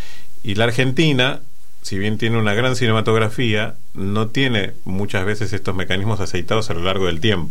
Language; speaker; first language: Spanish; native; Spanish